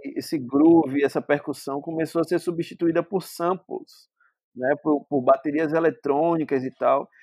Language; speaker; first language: Portuguese; native; Portuguese